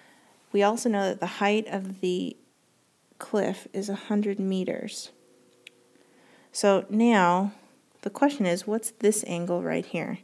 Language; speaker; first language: English; native; English